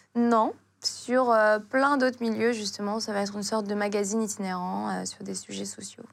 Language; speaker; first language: French; non-native, local second language; Arabic